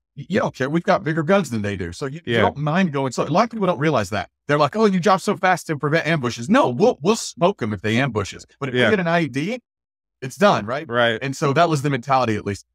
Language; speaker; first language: English; native; English